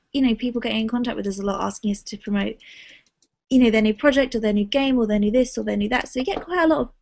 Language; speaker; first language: English; native; English